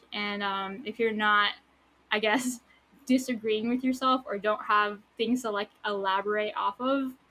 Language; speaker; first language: English; native; English